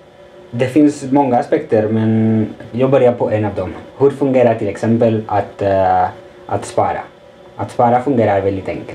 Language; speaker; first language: Swedish; non-native, fluent; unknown